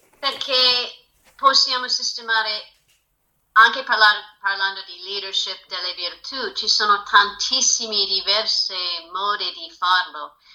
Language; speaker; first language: Italian; non-native, fluent; English